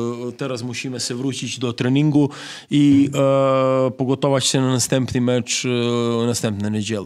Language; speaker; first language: Polish; non-native, fluent; Serbian